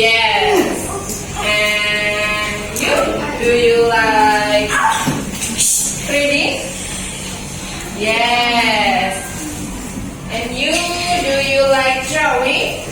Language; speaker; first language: English; non-native, learner; Indonesian